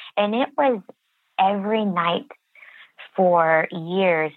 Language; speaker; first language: English; native; English